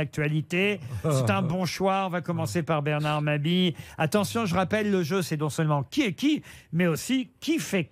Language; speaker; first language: French; native; French